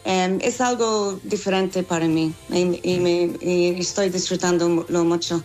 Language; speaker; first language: Spanish; non-native, fluent; English